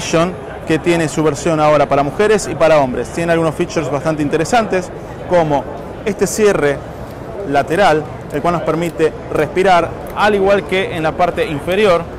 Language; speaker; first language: Spanish; native; Spanish